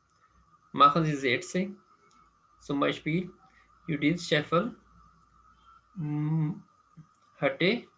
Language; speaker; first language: German; non-native, fluent; Urdu